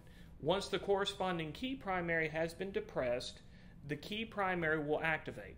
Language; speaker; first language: English; native; English